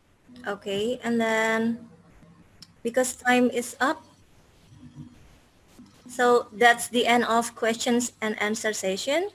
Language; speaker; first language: English; non-native, fluent; Indonesian